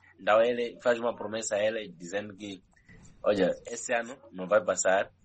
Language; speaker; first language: Portuguese; non-native, local second language; Nyanja